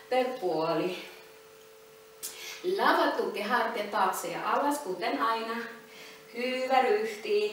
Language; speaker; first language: Finnish; non-native, learner; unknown